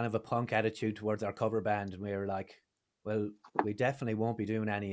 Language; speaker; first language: English; native; English